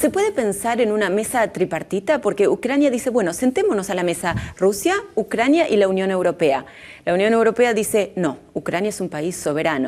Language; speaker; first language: Spanish; native; Spanish